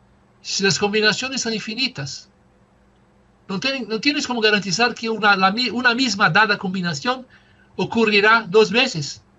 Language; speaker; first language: Spanish; non-native, fluent; Portuguese